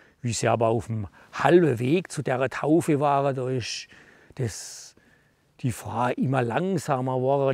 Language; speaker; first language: German; native; German